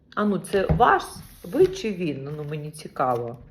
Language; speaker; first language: Ukrainian; native; Ukrainian